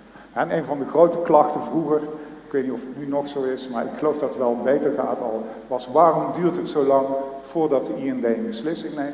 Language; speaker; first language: Dutch; native; Dutch